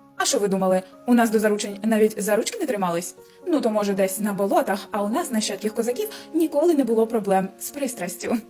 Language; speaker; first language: Ukrainian; non-native, local second language; Russian